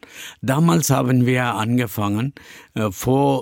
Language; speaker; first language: German; non-native, learner; Tamil